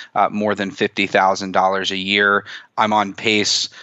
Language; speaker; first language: English; native; English